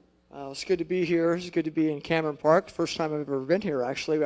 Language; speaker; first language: English; native; English